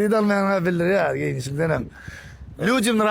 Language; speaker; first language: Russian; non-native, local second language; Turkmen